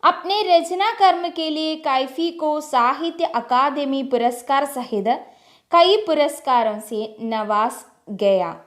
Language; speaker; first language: Hindi; non-native, local second language; Malayalam